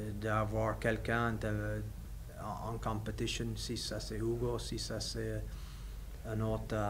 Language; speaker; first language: French; non-native, learner; English